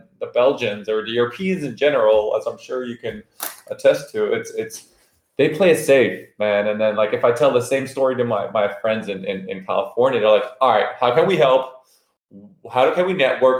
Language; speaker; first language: English; native; English